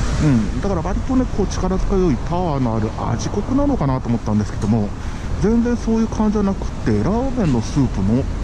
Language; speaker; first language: Japanese; native; Japanese